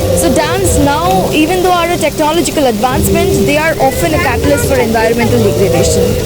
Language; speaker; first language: English; non-native, local second language; Bangla